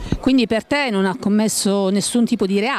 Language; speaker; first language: Italian; native; Italian